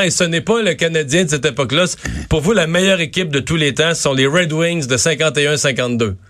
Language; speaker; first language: French; native; French